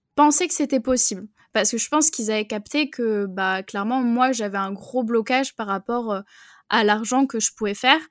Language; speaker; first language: French; native; French